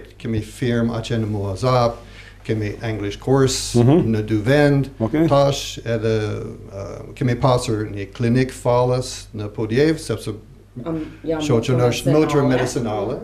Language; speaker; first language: Albanian; non-native, learner; English